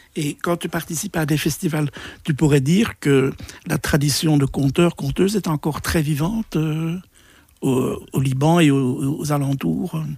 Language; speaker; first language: French; native; French